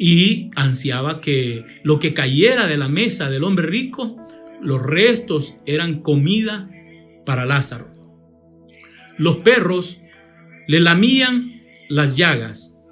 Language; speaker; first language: Spanish; native; Spanish